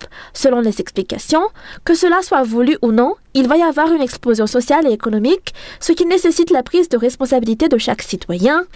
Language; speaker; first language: French; non-native, local second language; Malagasy